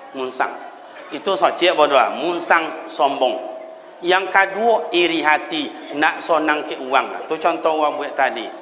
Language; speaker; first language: Malay; native; Malay